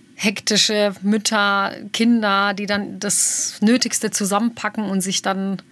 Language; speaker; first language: German; early bilingual, other home language; Bosnian